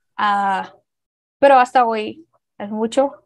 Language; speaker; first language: Spanish; non-native, learner; Portuguese